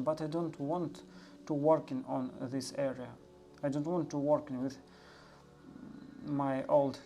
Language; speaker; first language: English; non-native, learner; Russian